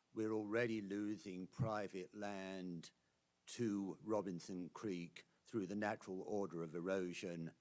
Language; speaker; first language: English; native; English